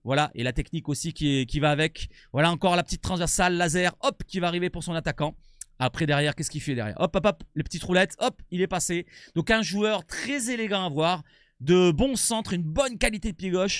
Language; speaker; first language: French; native; French